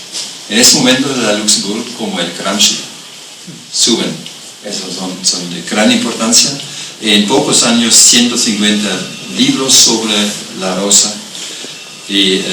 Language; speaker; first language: Spanish; non-native, fluent; German